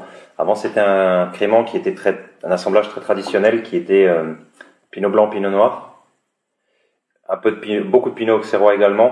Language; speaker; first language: French; native; French